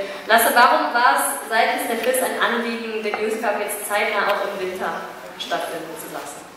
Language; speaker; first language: German; native; German